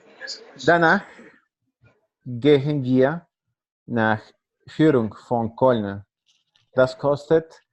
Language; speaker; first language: German; non-native, learner; Spanish